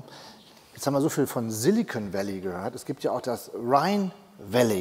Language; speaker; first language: German; native; German